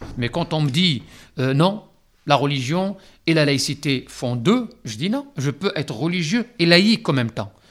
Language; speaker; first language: French; non-native, local second language; Arabic